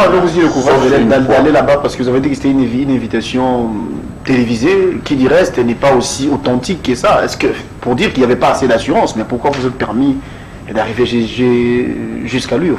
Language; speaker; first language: French; non-native, local second language; Lingala